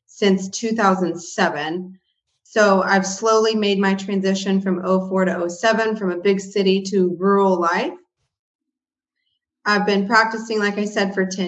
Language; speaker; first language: English; native; English